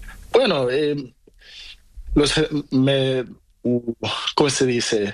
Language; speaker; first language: Spanish; non-native, learner; Portuguese